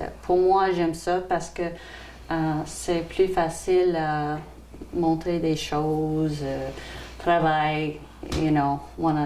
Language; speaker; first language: French; non-native, local second language; English